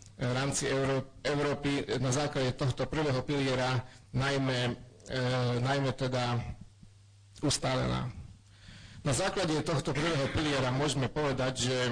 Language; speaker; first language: Slovak; non-native, local second language; Hungarian